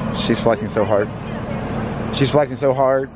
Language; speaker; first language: English; native; English